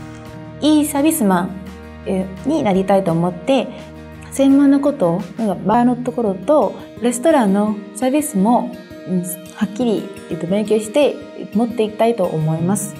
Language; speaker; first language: Japanese; non-native, fluent; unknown